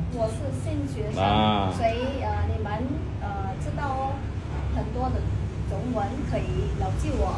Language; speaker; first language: Chinese; non-native, learner; Khmer